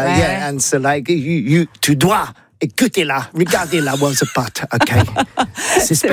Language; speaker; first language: French; non-native, learner; English